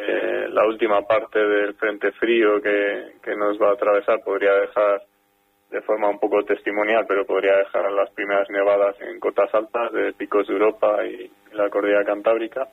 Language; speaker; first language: Spanish; native; Spanish